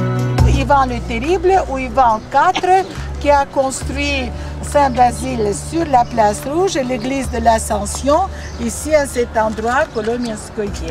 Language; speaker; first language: French; non-native, fluent; Russian